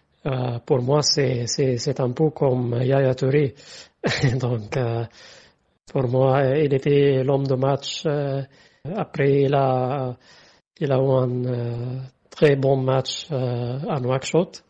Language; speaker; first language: French; non-native, fluent; Arabic